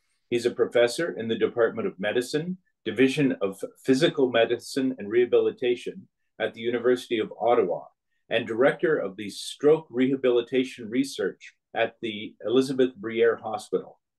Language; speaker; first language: English; native; English